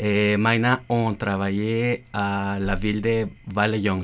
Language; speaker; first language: French; non-native, learner; Spanish